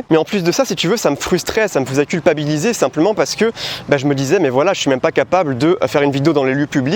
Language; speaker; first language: French; native; French